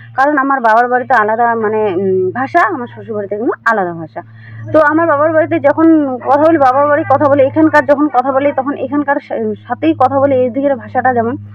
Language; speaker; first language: Bangla; non-native, local second language; Rangpuri